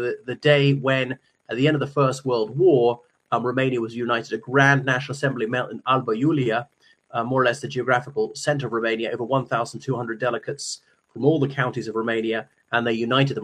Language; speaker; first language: English; native; English